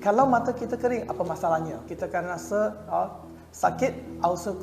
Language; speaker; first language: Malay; non-native, local second language; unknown